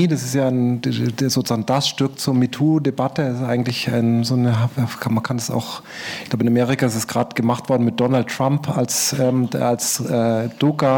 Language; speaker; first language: German; native; German